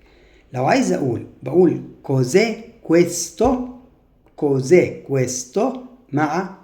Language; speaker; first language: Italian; non-native, fluent; Arabic